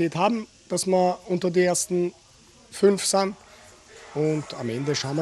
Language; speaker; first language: German; native; German